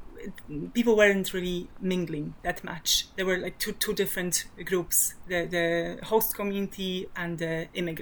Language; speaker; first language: English; non-native, fluent; Polish